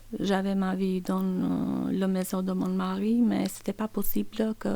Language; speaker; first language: French; non-native, learner; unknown